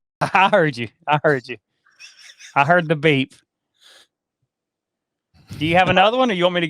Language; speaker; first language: English; native; English